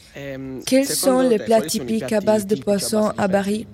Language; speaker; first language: French; non-native, learner; Italian